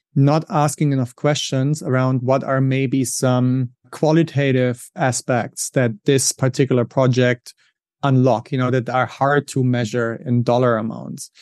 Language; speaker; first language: English; non-native, fluent; German